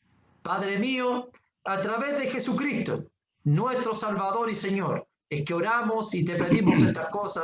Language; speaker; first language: Spanish; native; Spanish